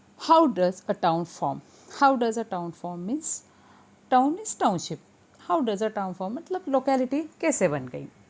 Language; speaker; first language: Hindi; non-native, local second language; Marathi